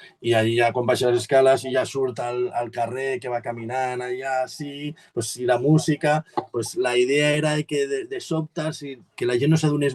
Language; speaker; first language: Catalan; native; Catalan